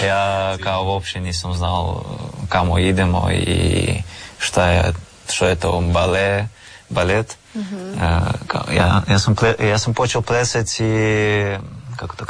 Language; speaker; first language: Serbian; non-native, learner; Russian